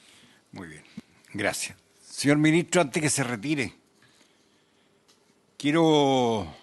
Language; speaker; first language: Spanish; native; Spanish